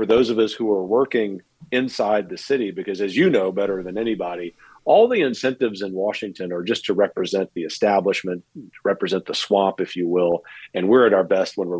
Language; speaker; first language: English; native; English